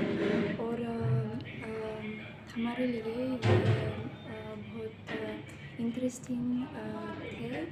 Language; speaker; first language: Hindi; non-native, learner; Russian